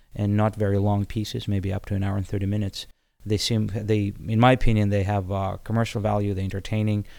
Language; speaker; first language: English; non-native, fluent; Ukrainian